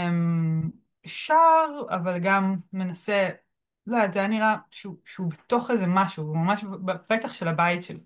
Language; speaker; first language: Hebrew; native; Hebrew